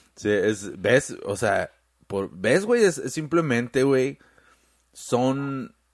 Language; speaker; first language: Spanish; early bilingual, heritage; Spanish